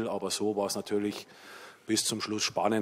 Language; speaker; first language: German; native; German